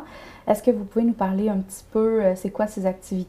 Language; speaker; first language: French; native; French